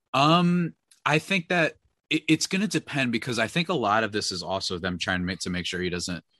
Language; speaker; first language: English; native; English